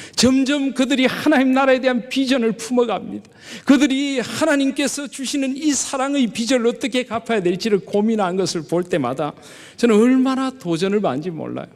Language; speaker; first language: Korean; native; Korean